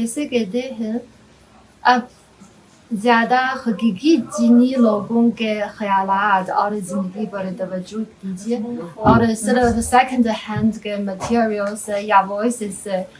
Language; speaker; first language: Hindi; non-native, fluent; Chinese